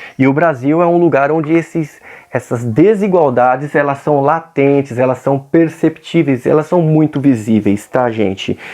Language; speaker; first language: Portuguese; native; Portuguese